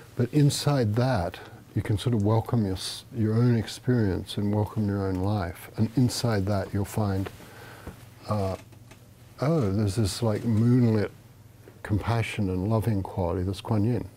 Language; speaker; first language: English; native; English